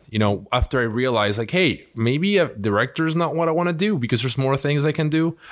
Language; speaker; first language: English; early bilingual, other home language; Spanish